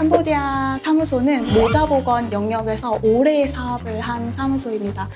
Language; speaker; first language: Korean; native; Korean